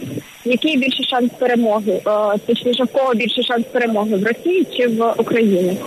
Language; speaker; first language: Ukrainian; native; Ukrainian